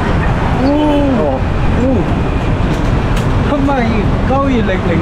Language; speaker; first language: Thai; non-native, learner; Korean